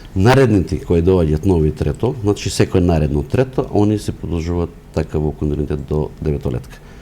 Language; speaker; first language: Macedonian; non-native, local second language; Romany